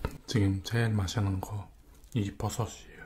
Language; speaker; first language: Korean; non-native, fluent; Dutch